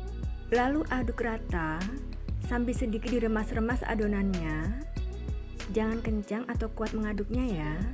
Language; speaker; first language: Indonesian; native; Indonesian